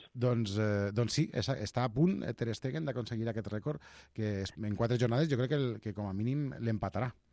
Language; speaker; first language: Catalan; native; Catalan